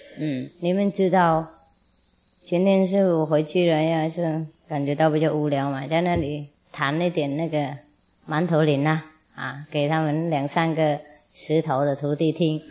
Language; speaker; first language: Chinese; non-native, fluent; Vietnamese